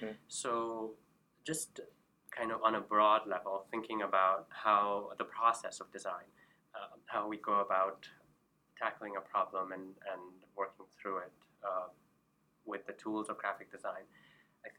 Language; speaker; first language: English; non-native, local second language; Urdu